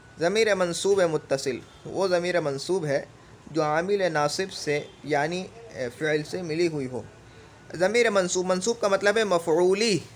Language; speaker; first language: Urdu; native; Urdu